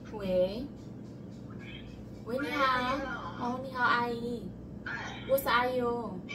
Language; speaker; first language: Chinese; non-native, learner; Javanese